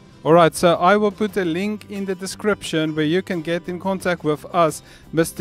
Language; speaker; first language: English; native; English